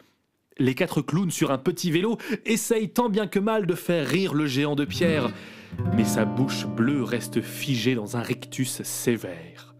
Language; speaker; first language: French; native; French